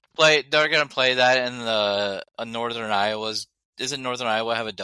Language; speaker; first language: English; native; English